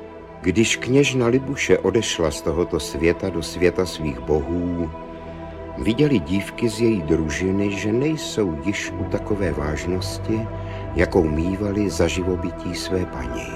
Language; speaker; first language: Czech; native; Czech